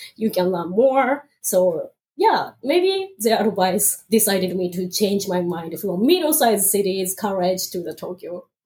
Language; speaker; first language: English; non-native, fluent; Japanese